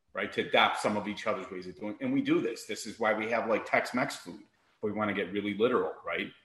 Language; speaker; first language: English; native; English